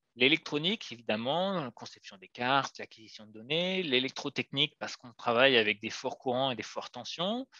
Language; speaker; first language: French; native; French